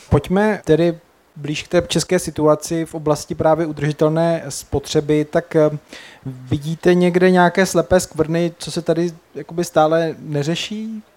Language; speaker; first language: Czech; native; Czech